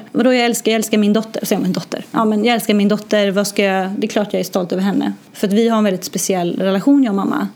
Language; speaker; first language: Swedish; early bilingual, other home language; Arabic